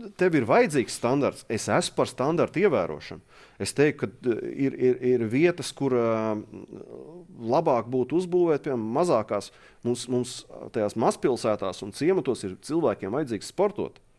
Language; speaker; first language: Latvian; native; Latvian